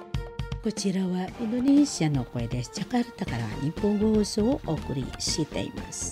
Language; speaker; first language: Japanese; non-native, learner; Indonesian